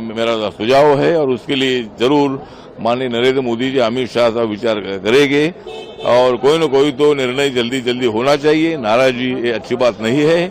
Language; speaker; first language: Hindi; non-native, local second language; Marathi